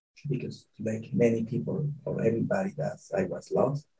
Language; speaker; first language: English; non-native, fluent; Spanish